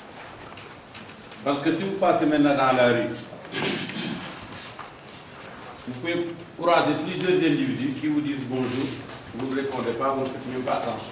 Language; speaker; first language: French; non-native, local second language; Wolof